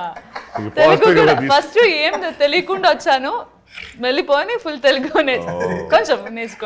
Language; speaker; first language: Telugu; non-native, learner; Malayalam